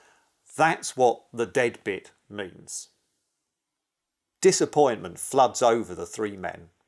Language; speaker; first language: English; native; English